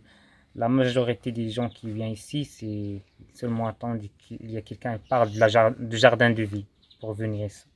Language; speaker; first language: French; non-native, local second language; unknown